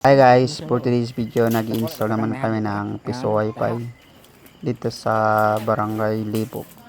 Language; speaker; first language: Filipino; non-native, local second language; Cebuano